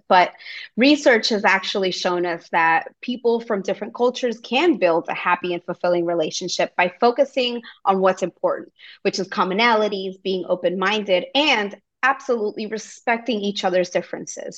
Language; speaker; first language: English; early bilingual, other home language; Spanish